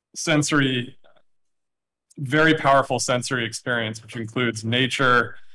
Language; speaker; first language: English; native; English